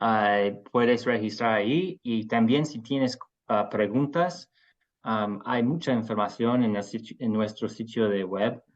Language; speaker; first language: Spanish; non-native, fluent; English